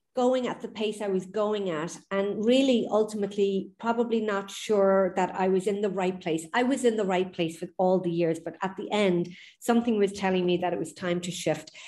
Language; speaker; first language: English; native; English